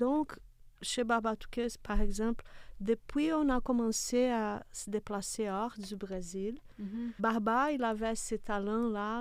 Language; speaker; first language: French; non-native, fluent; Portuguese